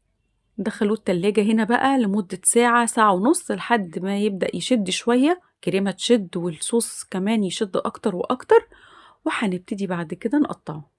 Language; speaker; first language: Arabic; native; Arabic